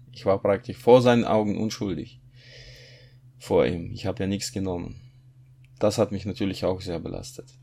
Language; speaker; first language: German; non-native, fluent; Russian